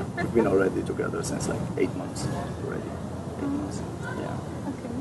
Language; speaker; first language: English; non-native, fluent; Arabic